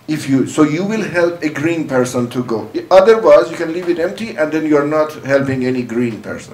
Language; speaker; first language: English; non-native, fluent; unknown